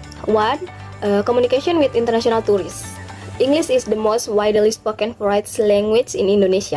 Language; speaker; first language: English; non-native, learner; Indonesian